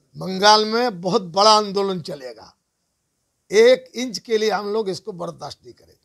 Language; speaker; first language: Hindi; non-native, local second language; Bangla